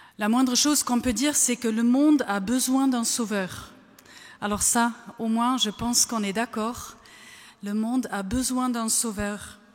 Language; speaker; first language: French; non-native, fluent; German